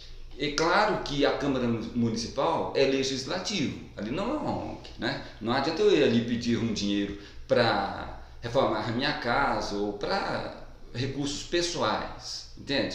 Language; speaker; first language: Portuguese; native; Portuguese